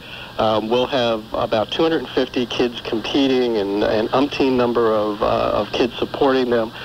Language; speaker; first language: English; native; English